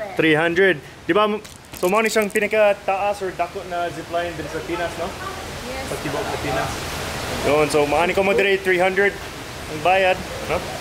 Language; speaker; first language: Cebuano; non-native, fluent; English